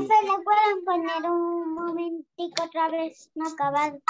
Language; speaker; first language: Spanish; native; Spanish